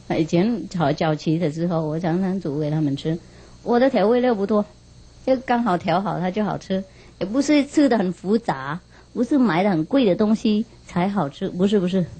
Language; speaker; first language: Chinese; non-native, fluent; Vietnamese